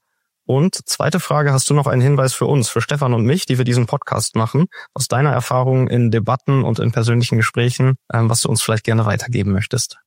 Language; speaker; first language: German; native; German